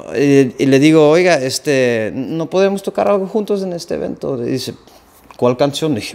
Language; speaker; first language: Spanish; non-native, fluent; Dutch